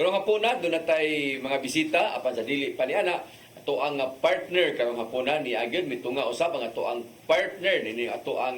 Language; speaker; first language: Cebuano; native; Cebuano